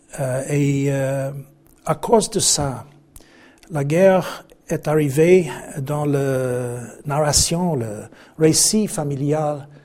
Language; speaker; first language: French; non-native, fluent; English